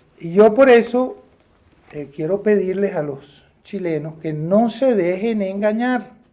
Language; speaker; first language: Spanish; native; Spanish